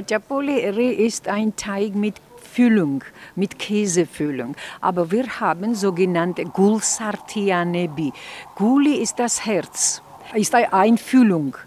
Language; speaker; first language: German; non-native, fluent; Georgian